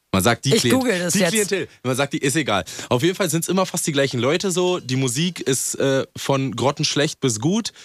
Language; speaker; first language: German; native; German